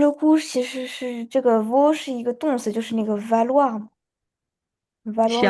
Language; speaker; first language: French; early bilingual, other home language; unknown